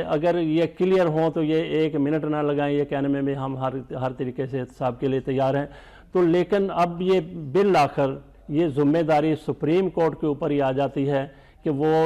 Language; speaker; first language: Urdu; native; Urdu